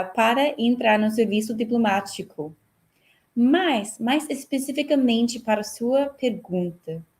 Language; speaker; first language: Portuguese; non-native, fluent; English